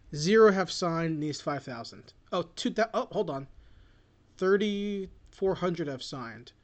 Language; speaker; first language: English; early bilingual, other home language; Filipino